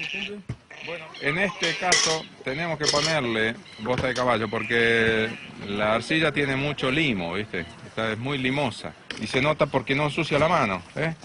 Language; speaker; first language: Spanish; native; Spanish